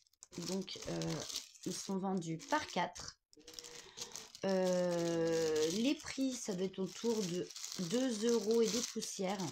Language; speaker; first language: French; native; French